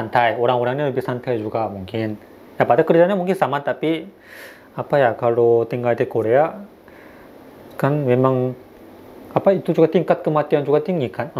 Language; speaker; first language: Indonesian; non-native, fluent; Korean